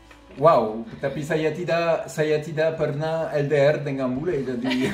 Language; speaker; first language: Indonesian; non-native, fluent; French